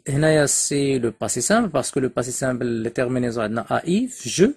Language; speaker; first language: French; non-native, local second language; Arabic